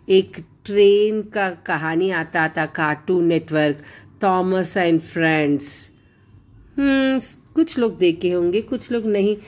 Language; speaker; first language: Hindi; non-native, local second language; Telugu